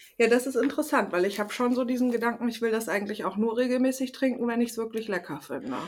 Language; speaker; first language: German; native; German